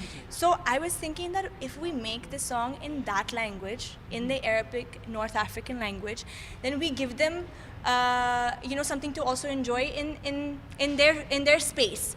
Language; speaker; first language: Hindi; non-native, fluent; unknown